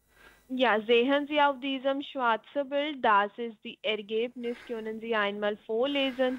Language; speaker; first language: German; non-native, learner; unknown